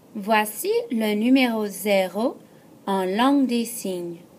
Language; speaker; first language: French; non-native, fluent; English